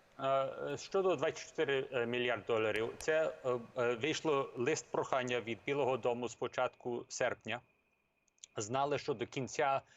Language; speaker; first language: Ukrainian; early bilingual, heritage; Ukrainian